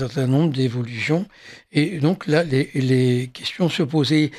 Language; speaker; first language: French; native; French